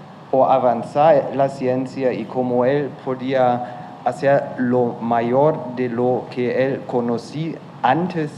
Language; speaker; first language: Spanish; non-native, fluent; German